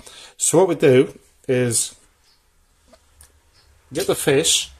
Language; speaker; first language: English; native; English